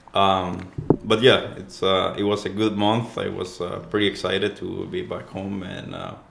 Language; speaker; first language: English; non-native, fluent; Spanish